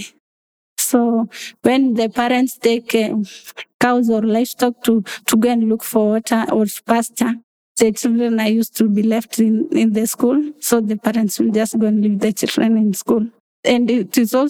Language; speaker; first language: English; non-native, local second language; Masai